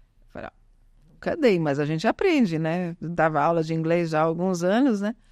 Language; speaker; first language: Portuguese; early bilingual, other home language; Italian